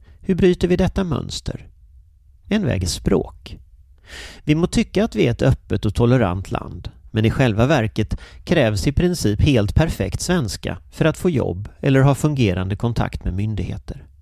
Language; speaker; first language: Swedish; native; Swedish